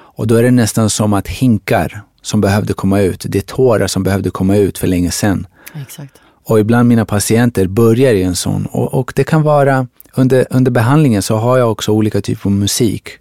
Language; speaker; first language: Swedish; early bilingual, other home language; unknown